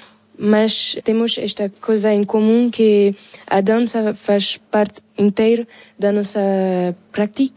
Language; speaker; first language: Portuguese; non-native, fluent; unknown